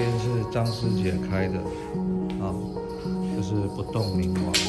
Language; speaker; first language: Chinese; native; Chinese